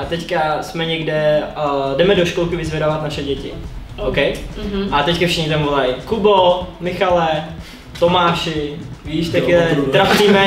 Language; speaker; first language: Czech; native; Czech